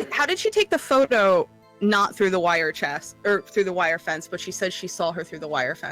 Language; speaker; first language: English; native; English